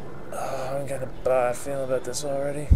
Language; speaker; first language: English; native; English